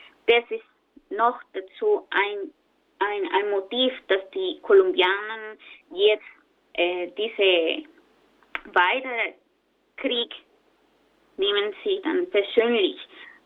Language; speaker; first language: German; non-native, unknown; Spanish